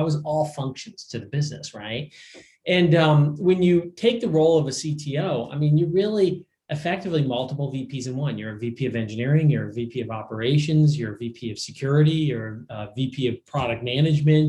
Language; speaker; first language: English; native; English